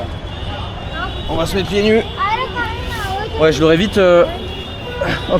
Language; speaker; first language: French; native; French